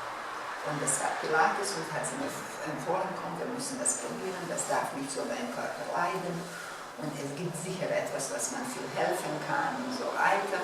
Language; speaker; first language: German; non-native, fluent; Bosnian